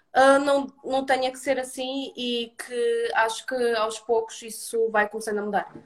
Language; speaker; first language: Portuguese; early bilingual, other home language; Russian